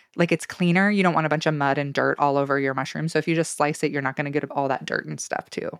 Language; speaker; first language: English; native; English